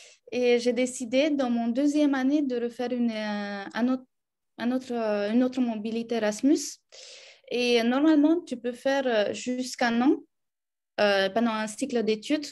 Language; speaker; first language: French; non-native, fluent; Romanian